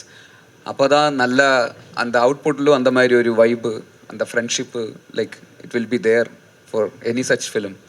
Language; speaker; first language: Tamil; non-native, learner; Malayalam